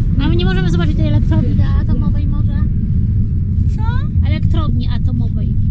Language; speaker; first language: Polish; native; Polish